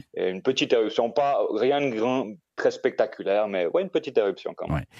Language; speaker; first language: French; native; French